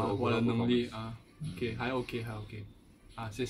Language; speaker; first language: Chinese; non-native, learner; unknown